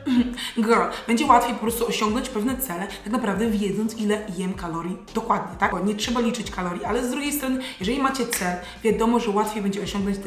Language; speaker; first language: Polish; native; Polish